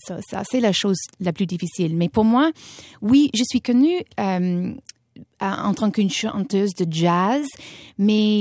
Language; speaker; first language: French; non-native, fluent; English